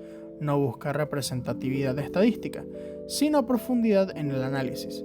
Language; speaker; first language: Spanish; native; Spanish